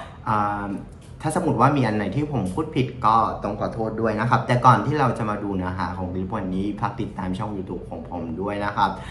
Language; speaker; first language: Thai; non-native, fluent; Vietnamese